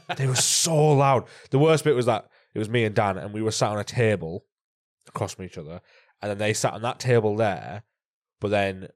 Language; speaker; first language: English; native; English